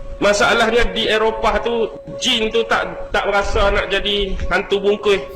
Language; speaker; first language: Malay; native; Malay